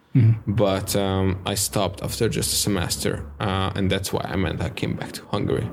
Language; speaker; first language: English; non-native, fluent; Hungarian